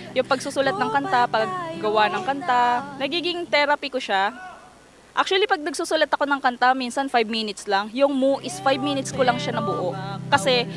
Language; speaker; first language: Filipino; native; Filipino